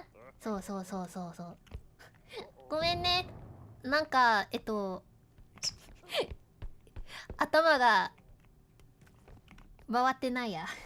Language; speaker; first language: Japanese; non-native, learner; English